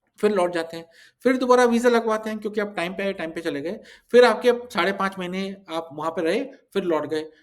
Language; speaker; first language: Hindi; early bilingual, heritage; Hindi